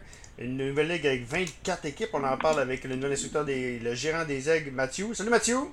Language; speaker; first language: French; native; French